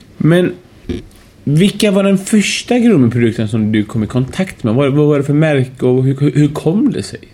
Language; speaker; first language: Swedish; early bilingual, other home language; Persian